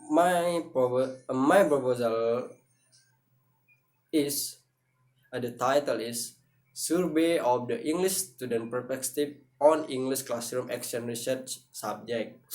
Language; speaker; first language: English; non-native, learner; Indonesian